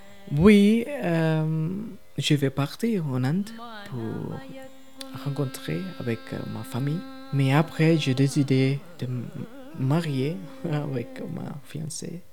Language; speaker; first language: French; non-native, learner; Tamil